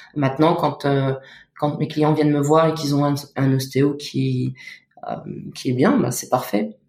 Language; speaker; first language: French; native; French